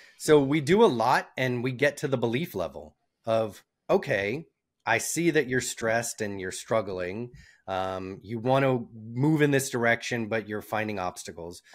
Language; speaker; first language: English; native; English